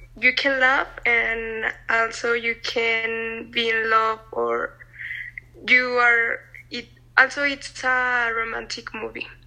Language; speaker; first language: English; non-native, learner; Spanish